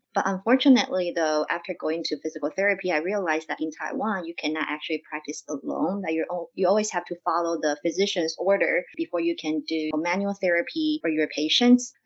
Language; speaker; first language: English; non-native, fluent; Chinese